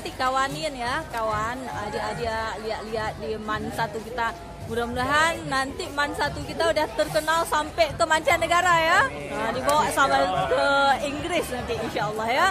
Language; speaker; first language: Indonesian; native; Indonesian